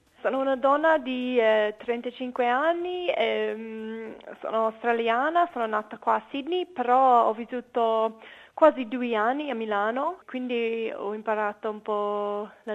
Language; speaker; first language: Italian; non-native, fluent; English